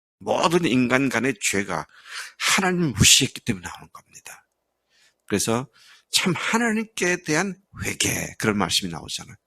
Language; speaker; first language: Korean; native; Korean